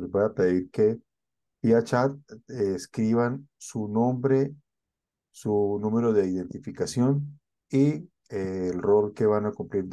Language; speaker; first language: Spanish; native; Spanish